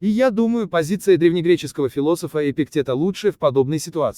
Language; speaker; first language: Russian; native; Russian